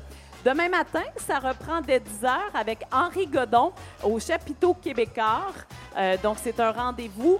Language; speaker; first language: French; native; French